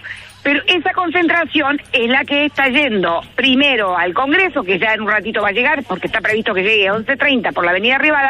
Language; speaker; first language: Spanish; native; Spanish